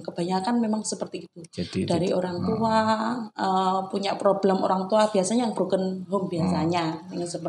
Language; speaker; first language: Indonesian; non-native, local second language; Javanese